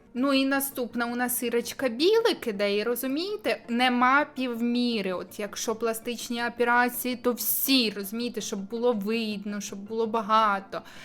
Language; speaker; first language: Ukrainian; native; Ukrainian